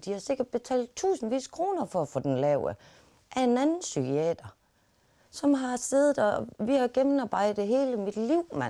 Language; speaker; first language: Danish; native; Danish